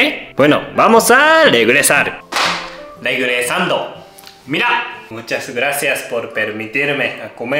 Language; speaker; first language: Spanish; non-native, learner; Japanese